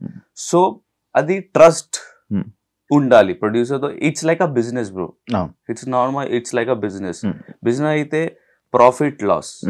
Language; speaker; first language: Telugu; non-native, local second language; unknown